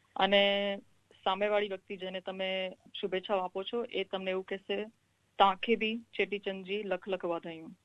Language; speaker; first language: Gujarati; non-native, local second language; Sindhi